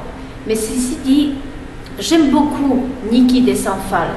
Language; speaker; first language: French; non-native, fluent; Polish